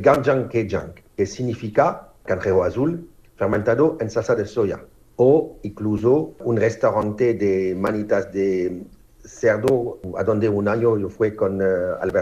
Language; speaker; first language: Spanish; non-native, fluent; French